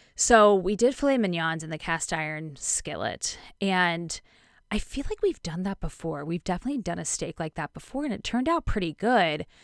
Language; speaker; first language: English; native; English